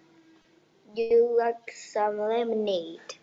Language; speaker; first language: English; non-native, learner; Vietnamese